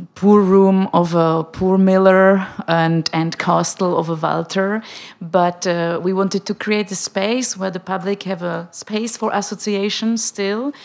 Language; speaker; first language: English; non-native, fluent; Czech